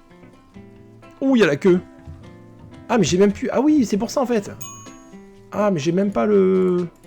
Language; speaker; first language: French; native; French